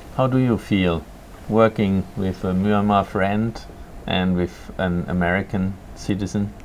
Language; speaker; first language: English; non-native, fluent; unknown